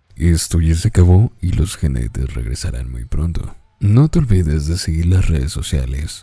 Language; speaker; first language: Spanish; native; Spanish